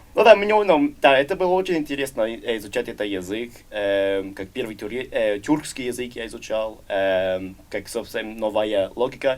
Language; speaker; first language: Russian; non-native, learner; English